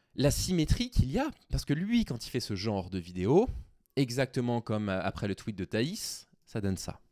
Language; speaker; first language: French; native; French